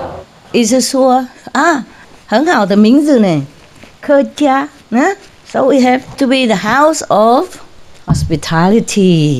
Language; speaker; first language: Chinese; non-native, fluent; Vietnamese